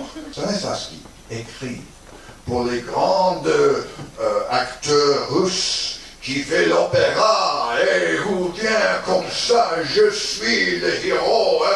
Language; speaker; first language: French; non-native, learner; English